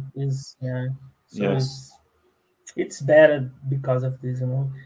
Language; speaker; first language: English; non-native, learner; Portuguese